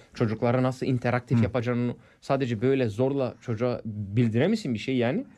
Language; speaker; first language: Turkish; non-native, fluent; English